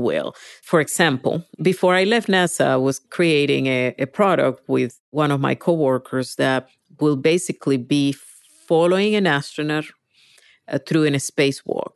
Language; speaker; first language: English; non-native, fluent; Spanish